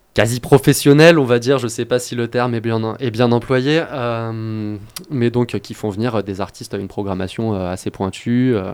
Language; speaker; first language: French; native; French